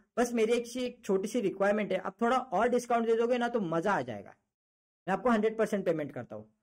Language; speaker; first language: Hindi; non-native, local second language; Marathi